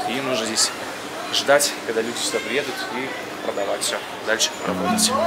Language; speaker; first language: Russian; native; Russian